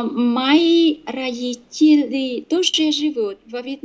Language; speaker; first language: Russian; non-native, learner; Vietnamese